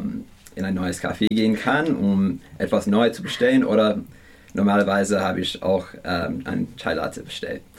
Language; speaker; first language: German; non-native, learner; English